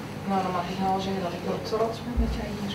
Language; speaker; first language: Dutch; native; Dutch